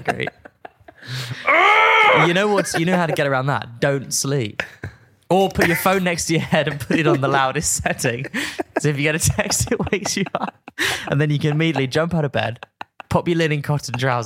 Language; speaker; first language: English; native; English